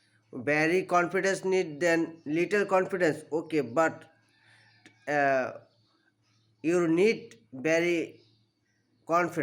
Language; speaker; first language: English; non-native, learner; Bangla